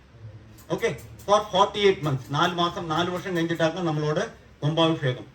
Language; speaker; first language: Malayalam; non-native, local second language; Tamil